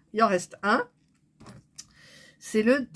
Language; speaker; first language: French; native; French